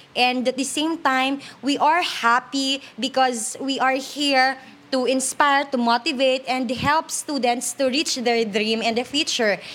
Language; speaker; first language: English; non-native, local second language; Hiligaynon